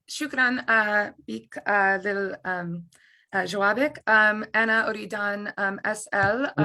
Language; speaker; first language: Arabic; non-native, learner; English